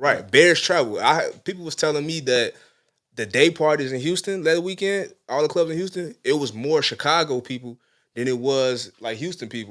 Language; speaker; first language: English; native; English